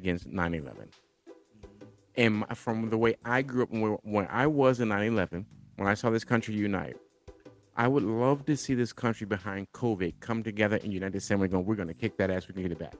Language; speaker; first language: English; native; English